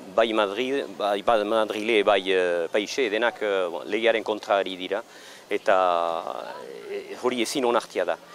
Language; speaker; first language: Basque; native; Basque